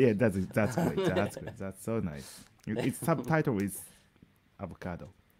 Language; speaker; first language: English; non-native, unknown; Japanese